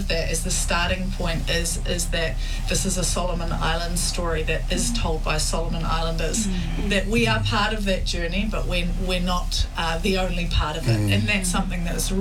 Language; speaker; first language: English; native; English